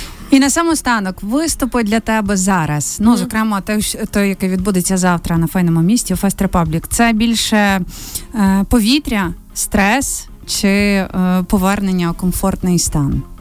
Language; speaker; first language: Ukrainian; native; Ukrainian